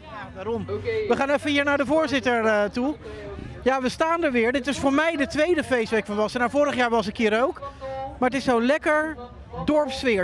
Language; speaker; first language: Dutch; native; Dutch